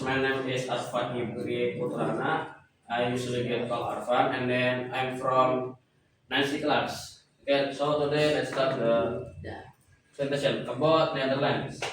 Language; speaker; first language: English; non-native, learner; Indonesian